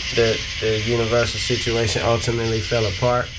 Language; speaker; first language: English; native; English